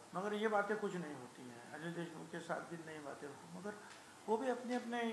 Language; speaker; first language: Hindi; non-native, local second language; Marathi